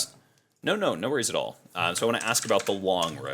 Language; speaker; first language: English; native; English